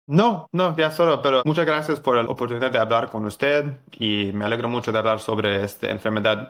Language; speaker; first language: Spanish; non-native, learner; English